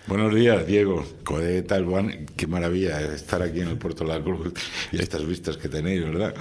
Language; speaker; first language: Spanish; native; Spanish